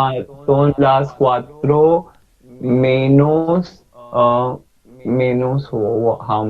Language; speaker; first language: Spanish; non-native, learner; English